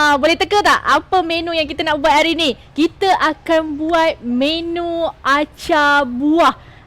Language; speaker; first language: Malay; native; Malay